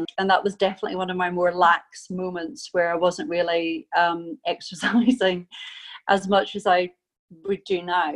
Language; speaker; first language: English; native; English